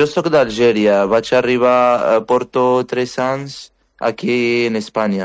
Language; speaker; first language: Catalan; non-native, fluent; Arabic